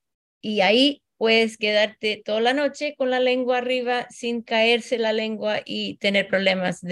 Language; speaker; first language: Spanish; early bilingual, heritage; Spanish